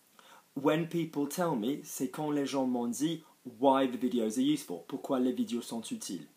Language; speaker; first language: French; non-native, fluent; English